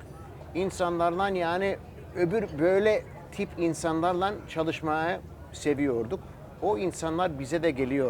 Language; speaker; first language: Turkish; early bilingual, heritage; Turkish